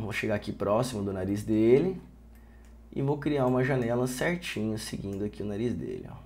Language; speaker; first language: Portuguese; native; Portuguese